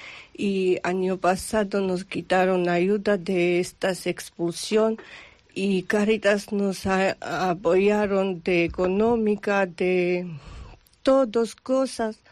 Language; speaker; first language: Spanish; non-native, learner; Georgian